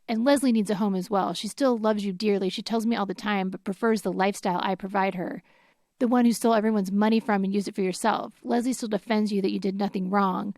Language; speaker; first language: English; native; English